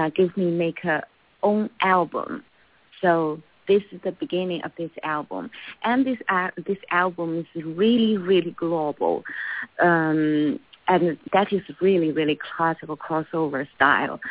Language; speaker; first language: English; non-native, learner; Chinese